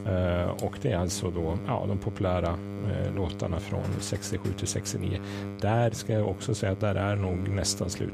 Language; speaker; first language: Swedish; native; Swedish